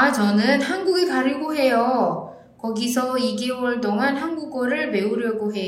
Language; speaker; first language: Korean; non-native, fluent; Indonesian